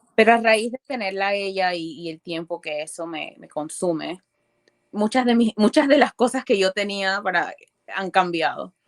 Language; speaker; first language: Spanish; early bilingual, other home language; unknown